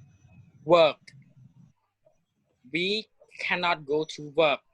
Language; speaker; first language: English; non-native, learner; Khmer